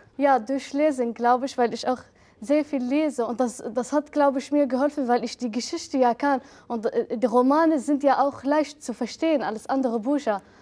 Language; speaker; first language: German; non-native, fluent; Arabic